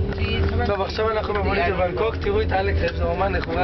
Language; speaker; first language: Hebrew; native; Hebrew